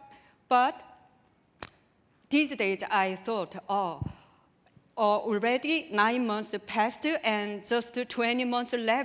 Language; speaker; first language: English; non-native, learner; Korean